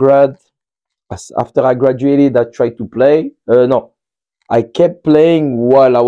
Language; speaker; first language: English; non-native, fluent; French